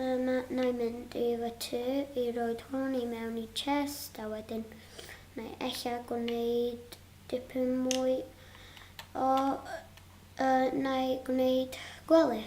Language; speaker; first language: Welsh; non-native, local second language; English